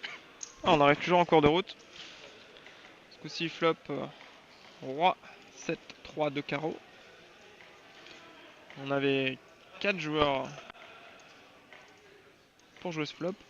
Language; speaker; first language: French; native; French